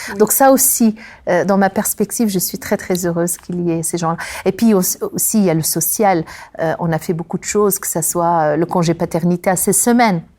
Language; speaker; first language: French; non-native, local second language; Arabic